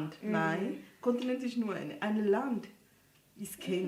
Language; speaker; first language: German; non-native, learner; Swahili